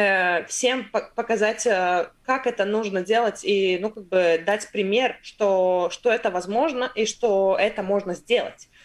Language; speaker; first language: Russian; non-native, local second language; Latvian